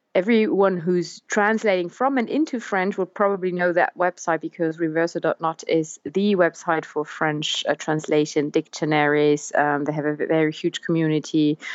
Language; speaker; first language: English; non-native, fluent; German